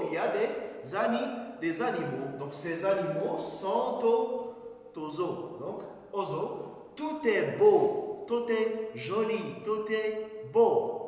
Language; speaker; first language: French; non-native, local second language; Arabic